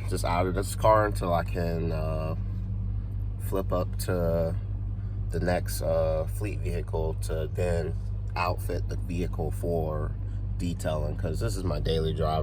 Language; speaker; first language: English; native; English